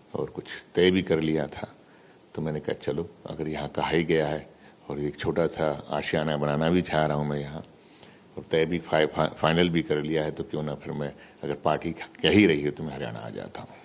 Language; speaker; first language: Hindi; native; Hindi